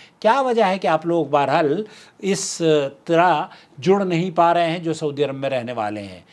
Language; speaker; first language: Urdu; native; Urdu